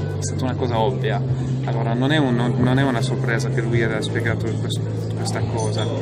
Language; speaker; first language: Italian; non-native, fluent; French